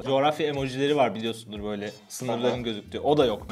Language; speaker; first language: Turkish; native; Turkish